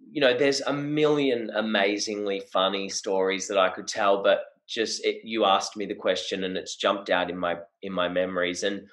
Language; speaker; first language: English; native; English